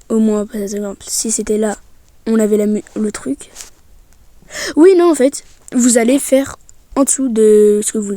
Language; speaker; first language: French; native; French